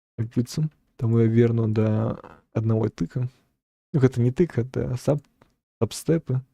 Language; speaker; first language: Belarusian; non-native, local second language; Russian